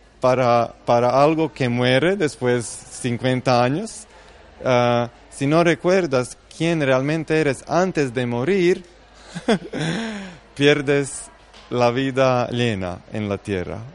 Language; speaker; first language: Spanish; non-native, fluent; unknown